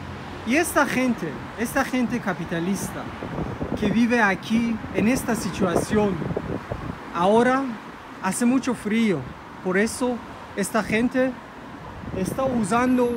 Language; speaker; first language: Spanish; non-native, fluent; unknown